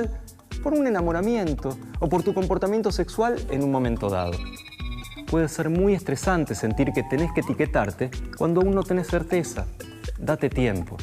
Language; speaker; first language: Spanish; native; Spanish